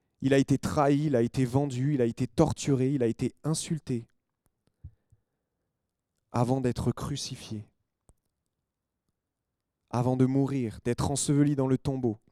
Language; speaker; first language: French; native; French